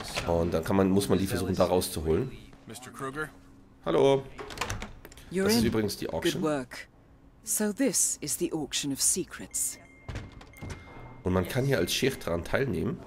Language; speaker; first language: German; native; German